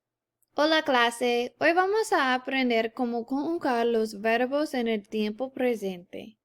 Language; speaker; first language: Spanish; non-native, fluent; English